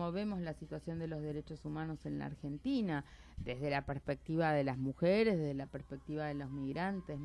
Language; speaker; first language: Spanish; native; Spanish